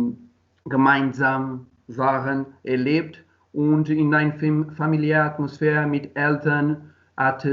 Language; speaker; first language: German; non-native, learner; Portuguese